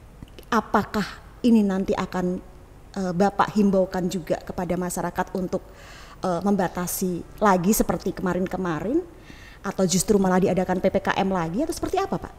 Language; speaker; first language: Indonesian; native; Indonesian